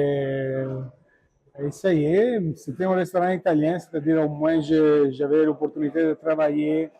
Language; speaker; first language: French; non-native, learner; Italian